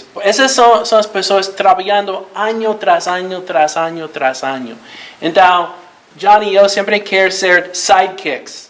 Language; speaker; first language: Portuguese; non-native, learner; Spanish